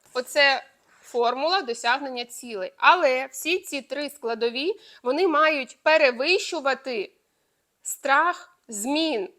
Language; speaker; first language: Ukrainian; non-native, local second language; Russian